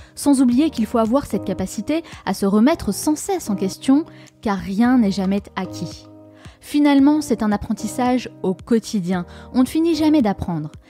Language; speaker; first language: French; native; French